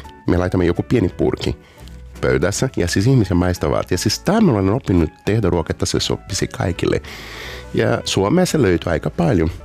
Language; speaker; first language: Finnish; non-native, fluent; Portuguese